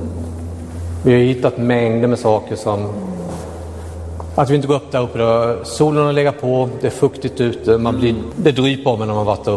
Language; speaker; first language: Swedish; native; Swedish